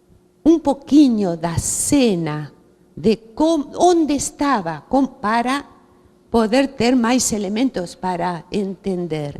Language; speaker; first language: Portuguese; non-native, fluent; Spanish